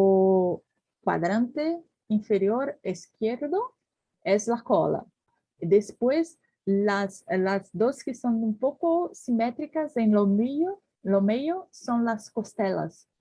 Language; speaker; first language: Spanish; non-native, learner; Portuguese